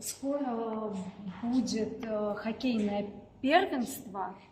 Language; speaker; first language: Russian; native; Russian